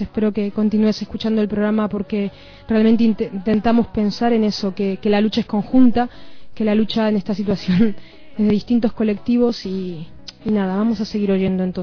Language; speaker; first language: Spanish; native; Spanish